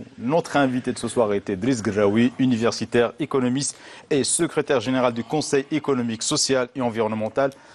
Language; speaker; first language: French; non-native, local second language; Arabic